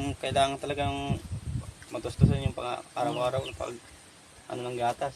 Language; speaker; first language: Filipino; non-native, local second language; Waray